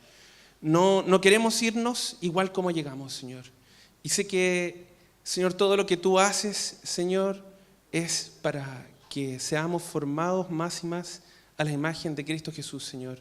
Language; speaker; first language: Spanish; native; Spanish